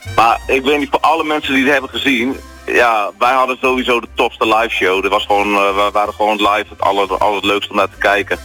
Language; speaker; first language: Dutch; native; Dutch